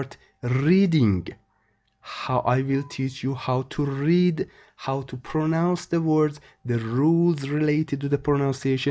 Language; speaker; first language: English; non-native, fluent; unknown